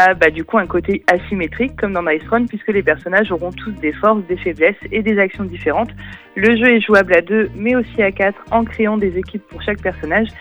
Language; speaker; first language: French; native; French